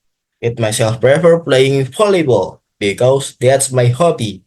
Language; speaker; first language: English; non-native, learner; Indonesian